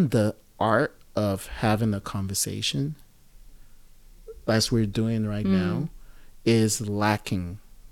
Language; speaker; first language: English; non-native, local second language; Yoruba